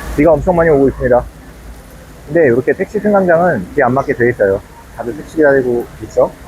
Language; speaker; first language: Korean; native; Korean